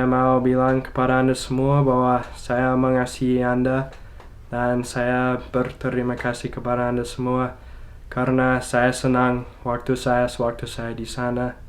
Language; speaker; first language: Indonesian; non-native, learner; English